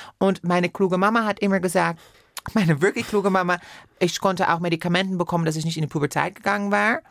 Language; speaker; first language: German; non-native, fluent; Persian